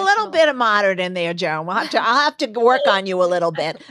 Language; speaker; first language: English; native; English